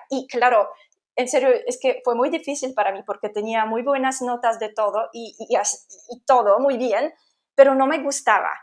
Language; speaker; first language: Spanish; non-native, fluent; Polish